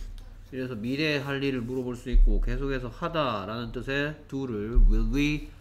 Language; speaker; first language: Korean; native; Korean